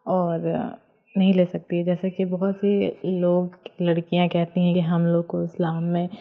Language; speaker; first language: Hindi; native; Hindi